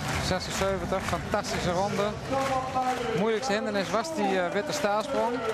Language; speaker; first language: Dutch; native; Dutch